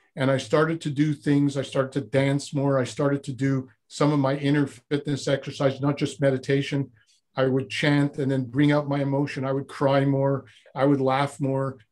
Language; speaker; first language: English; native; English